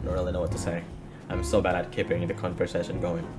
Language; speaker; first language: English; non-native, fluent; Indonesian